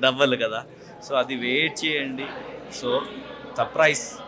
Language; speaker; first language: Telugu; non-native, learner; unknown